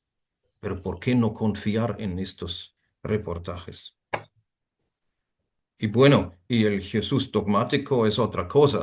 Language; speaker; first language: Spanish; non-native, fluent; German